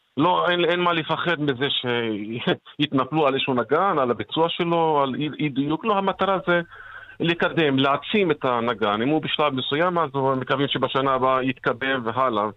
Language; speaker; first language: Hebrew; non-native, local second language; Arabic